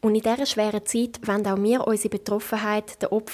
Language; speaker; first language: German; native; German